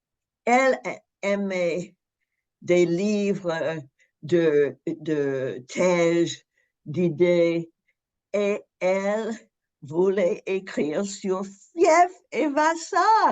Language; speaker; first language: French; non-native, fluent; English